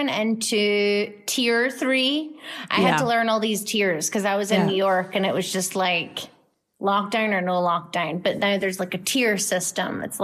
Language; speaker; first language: English; native; English